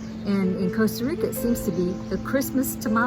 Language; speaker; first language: English; native; English